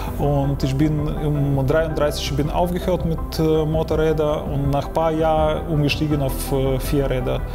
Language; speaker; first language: German; non-native, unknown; Ukrainian